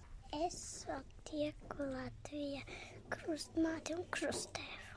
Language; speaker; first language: Latvian; early bilingual, heritage; Latvian